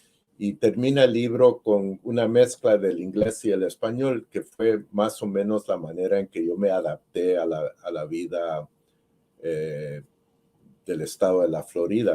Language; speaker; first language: Spanish; early bilingual, heritage; Spanish